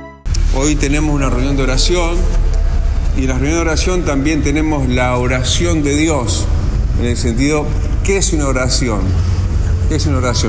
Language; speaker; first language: Spanish; native; Spanish